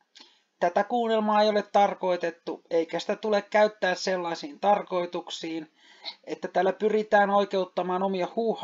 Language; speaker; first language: Finnish; native; Finnish